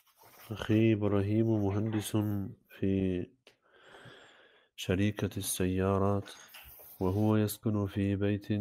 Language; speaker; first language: Arabic; non-native, learner; German